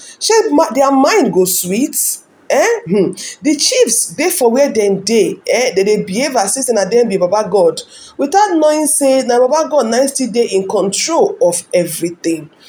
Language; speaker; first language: Nigerian Pidgin; non-native, local second language; Igbo